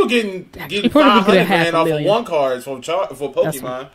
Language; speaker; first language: English; native; English